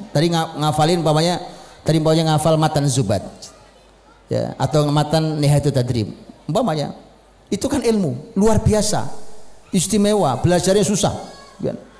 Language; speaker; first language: Indonesian; native; Indonesian